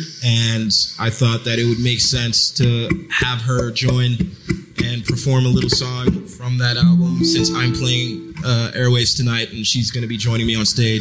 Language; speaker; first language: English; early bilingual, other home language; French